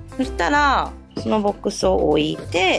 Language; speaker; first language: Japanese; native; Japanese